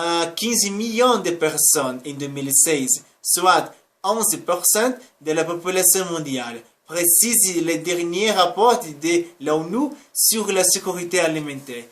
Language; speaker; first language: French; non-native, learner; Spanish